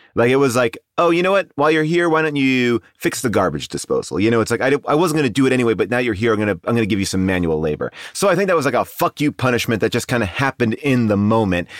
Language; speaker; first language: English; native; English